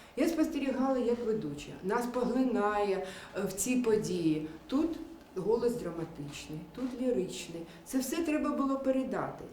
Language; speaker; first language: Ukrainian; native; Ukrainian